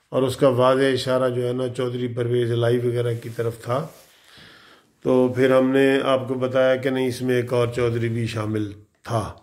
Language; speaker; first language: Urdu; native; Urdu